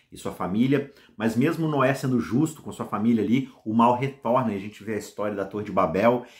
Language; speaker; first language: Portuguese; native; Portuguese